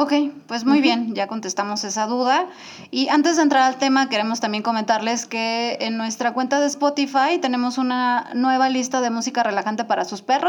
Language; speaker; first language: Spanish; native; Spanish